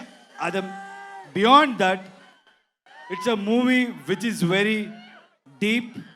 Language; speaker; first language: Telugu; non-native, learner; Kannada